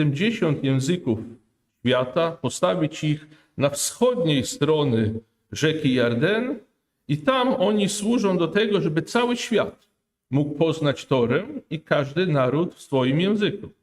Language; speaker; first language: Polish; non-native, fluent; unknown